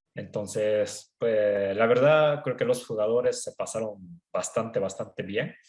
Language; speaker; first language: Spanish; non-native, fluent; Japanese